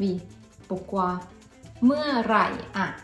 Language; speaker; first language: French; non-native, learner; Thai